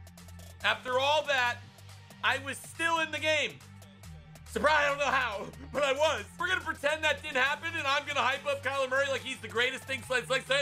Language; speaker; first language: English; native; English